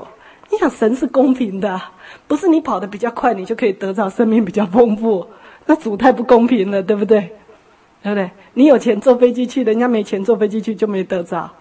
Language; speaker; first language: Chinese; native; Chinese